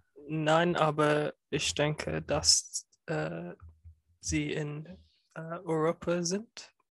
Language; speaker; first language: German; non-native, learner; English